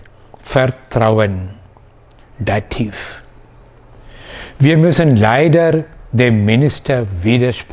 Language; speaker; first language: German; non-native, fluent; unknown